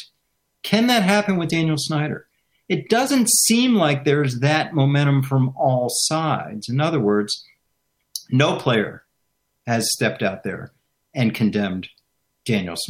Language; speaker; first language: English; native; English